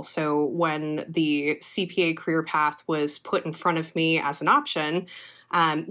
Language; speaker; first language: English; native; English